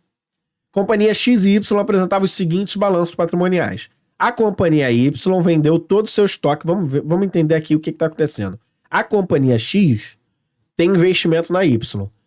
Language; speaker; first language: Portuguese; native; Portuguese